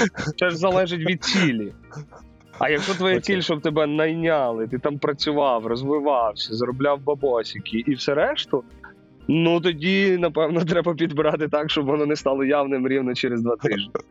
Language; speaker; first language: Ukrainian; native; Ukrainian